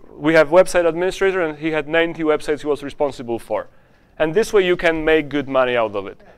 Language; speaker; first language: English; non-native, fluent; Polish